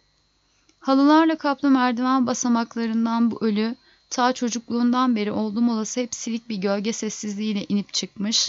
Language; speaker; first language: Turkish; native; Turkish